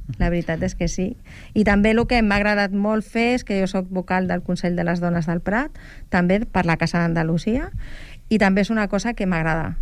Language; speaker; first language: Catalan; non-native, local second language; Spanish